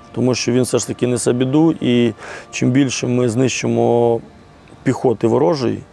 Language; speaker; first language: Ukrainian; native; Ukrainian